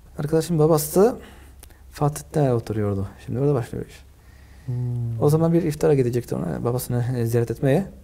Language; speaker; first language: Turkish; non-native, fluent; Spanish